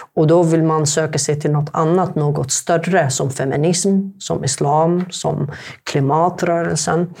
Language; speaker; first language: Swedish; non-native, fluent; Arabic